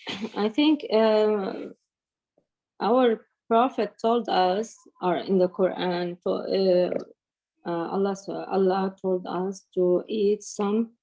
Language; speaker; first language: English; non-native, learner; Arabic